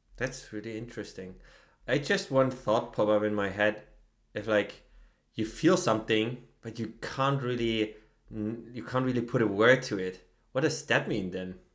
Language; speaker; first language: English; non-native, fluent; German